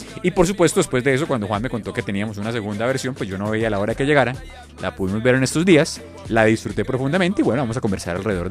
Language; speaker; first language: Spanish; native; Spanish